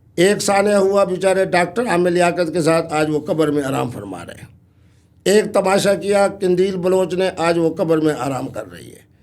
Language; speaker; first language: Urdu; non-native, local second language; Saraiki